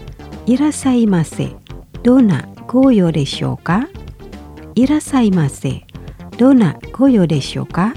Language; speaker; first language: Japanese; non-native, fluent; Indonesian